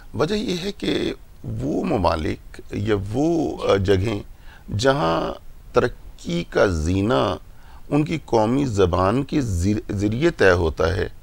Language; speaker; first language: Urdu; non-native, local second language; Punjabi